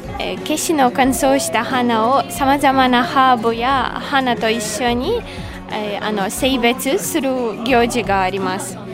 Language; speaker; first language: Japanese; non-native, fluent; Ukrainian